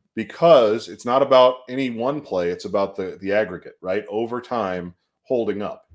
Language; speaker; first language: English; native; English